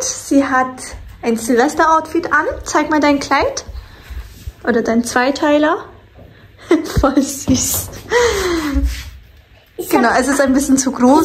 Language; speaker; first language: German; early bilingual, other home language; Turkish